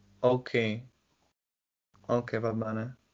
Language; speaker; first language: Italian; non-native, learner; English